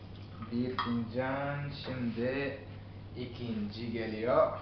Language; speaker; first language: Turkish; non-native, learner; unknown